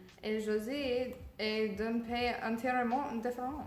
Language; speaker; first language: French; non-native, learner; English